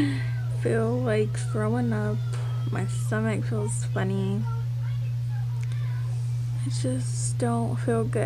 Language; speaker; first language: English; native; English